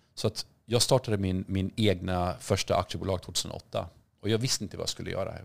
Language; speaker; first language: Swedish; early bilingual, other home language; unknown